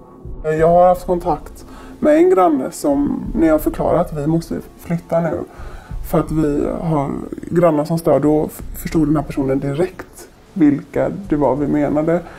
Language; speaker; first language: Swedish; native; Swedish